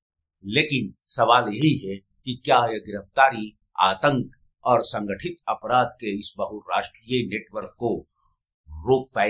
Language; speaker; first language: Hindi; native; Hindi